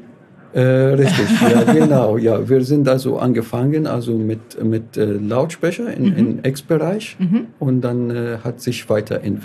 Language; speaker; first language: German; non-native, fluent; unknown